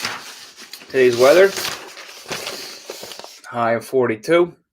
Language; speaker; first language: English; native; English